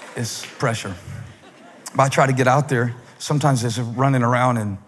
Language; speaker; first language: English; native; English